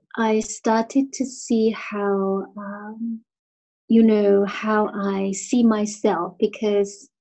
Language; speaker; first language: English; non-native, fluent; Chinese